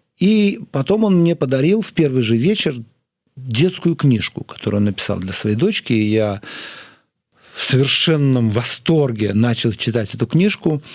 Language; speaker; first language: Russian; native; Russian